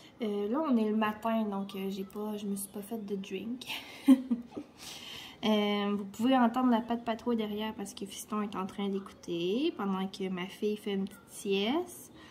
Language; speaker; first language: French; native; French